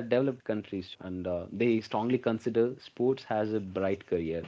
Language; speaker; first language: English; non-native, local second language; Kannada